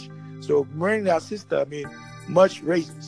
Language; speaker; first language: English; early bilingual, other home language; Haitian Creole